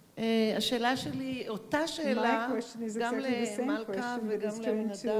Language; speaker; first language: Hebrew; native; Hebrew